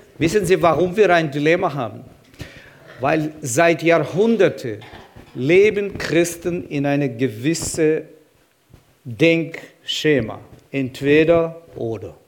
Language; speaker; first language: German; non-native, fluent; Russian